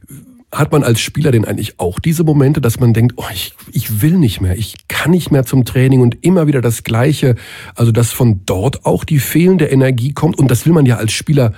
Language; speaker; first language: German; native; German